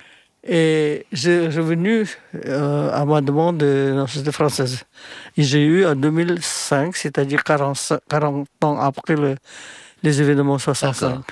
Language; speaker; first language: French; non-native, fluent; Indonesian